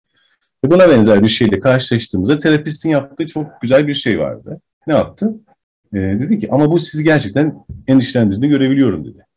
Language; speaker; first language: Turkish; native; Turkish